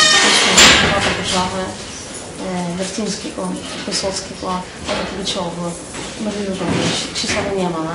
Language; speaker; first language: Polish; non-native, learner; Russian